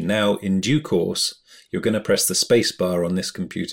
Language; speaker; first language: English; native; English